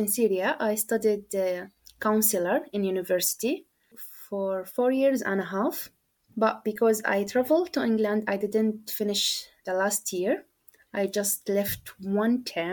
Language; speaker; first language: English; non-native, learner; Arabic